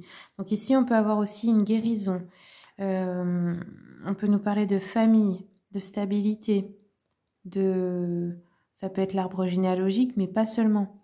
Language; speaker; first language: French; native; French